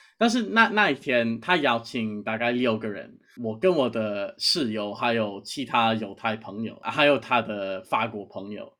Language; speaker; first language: Chinese; non-native, fluent; English